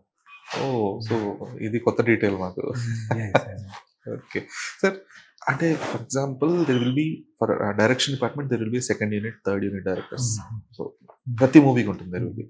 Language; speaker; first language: Telugu; native; Telugu